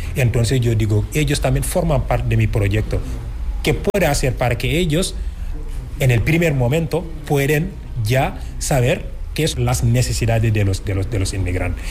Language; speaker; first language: Spanish; non-native, fluent; Wolof